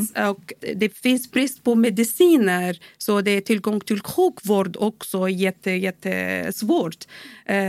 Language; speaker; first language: Swedish; non-native, fluent; Arabic